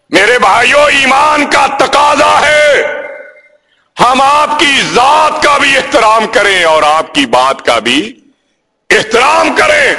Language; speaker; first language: Urdu; native; Urdu